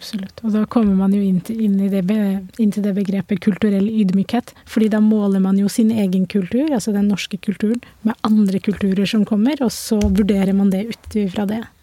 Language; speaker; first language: Norwegian; native; Norwegian